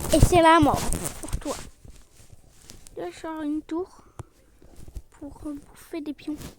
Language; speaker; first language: French; native; French